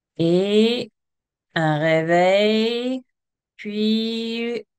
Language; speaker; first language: French; non-native, fluent; English